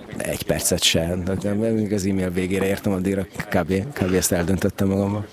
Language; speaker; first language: Hungarian; native; Hungarian